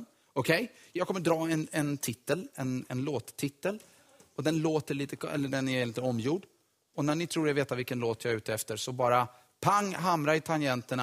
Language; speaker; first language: Swedish; native; Swedish